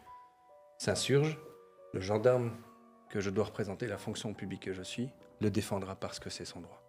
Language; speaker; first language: French; native; French